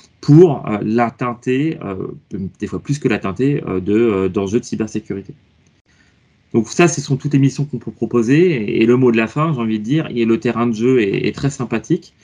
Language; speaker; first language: French; native; French